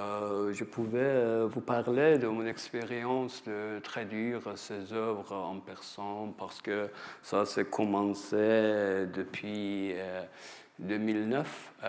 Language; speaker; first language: French; non-native, fluent; Persian